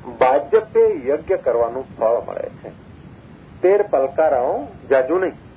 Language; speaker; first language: Gujarati; non-native, local second language; Sindhi